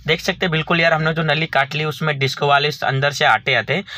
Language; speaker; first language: Hindi; non-native, local second language; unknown